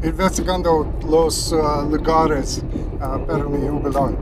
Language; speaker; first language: Spanish; non-native, learner; English